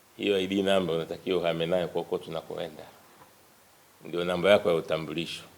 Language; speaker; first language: Swahili; native; Swahili